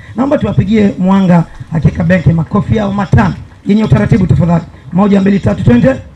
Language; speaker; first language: Swahili; native; Swahili